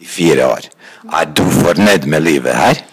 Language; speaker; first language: Norwegian; non-native, fluent; Croatian